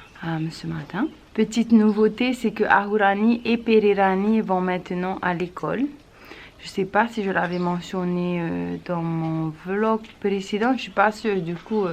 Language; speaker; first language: French; native; French